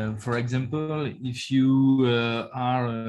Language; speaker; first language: English; non-native, learner; French